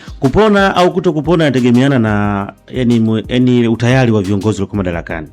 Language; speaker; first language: Swahili; native; Swahili